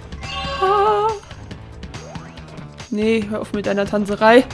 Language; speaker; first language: German; native; German